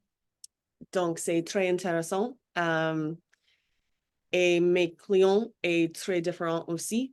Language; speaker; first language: French; non-native, learner; English